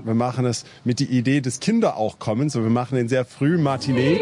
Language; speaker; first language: German; non-native, fluent; English